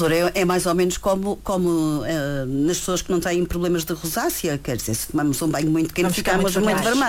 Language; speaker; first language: Portuguese; native; Portuguese